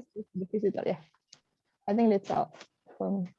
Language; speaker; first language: English; non-native, learner; Indonesian